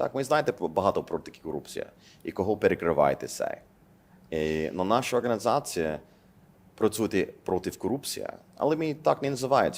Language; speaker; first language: Ukrainian; non-native, learner; English